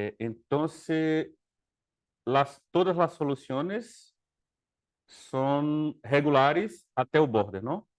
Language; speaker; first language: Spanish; non-native, learner; Portuguese